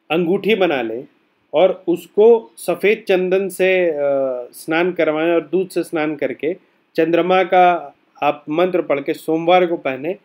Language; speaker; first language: Hindi; native; Hindi